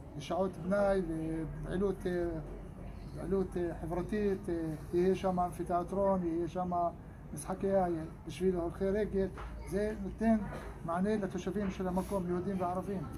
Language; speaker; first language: Hebrew; non-native, local second language; Arabic